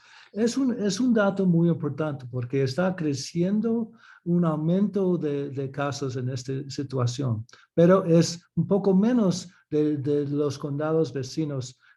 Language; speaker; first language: Spanish; early bilingual, heritage; English